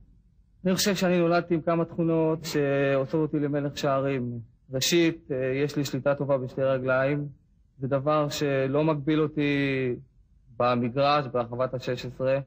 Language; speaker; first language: Hebrew; native; Hebrew